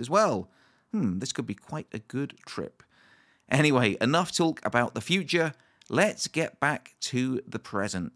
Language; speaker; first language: English; native; English